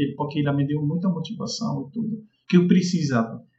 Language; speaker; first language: Portuguese; non-native, fluent; Arabic